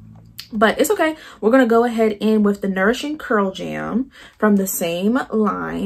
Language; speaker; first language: English; native; English